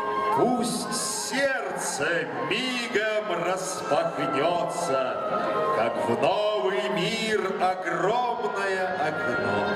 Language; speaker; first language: Russian; native; Russian